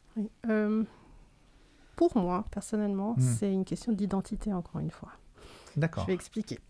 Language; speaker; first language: French; native; French